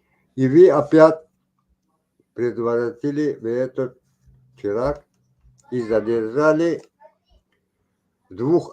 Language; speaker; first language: Russian; non-native, local second language; Tajik